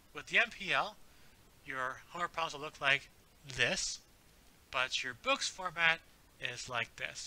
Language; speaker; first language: English; native; English